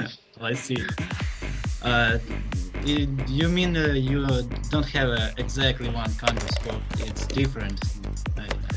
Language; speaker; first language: English; non-native, learner; Ukrainian